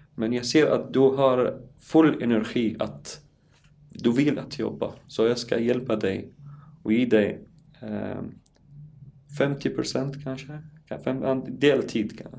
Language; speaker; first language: Swedish; non-native, learner; Arabic